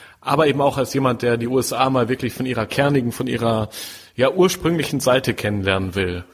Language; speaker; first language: German; native; German